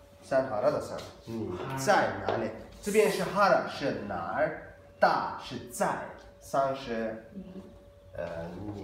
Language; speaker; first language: Chinese; non-native, fluent; Azerbaijani